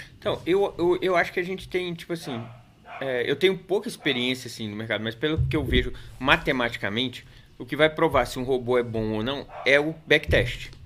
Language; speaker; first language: Portuguese; native; Portuguese